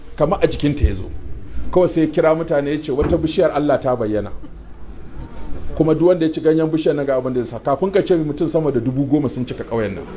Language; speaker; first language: Hausa; native; Hausa